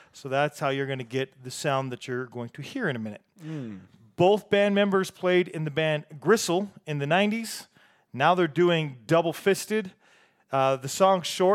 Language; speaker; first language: English; native; English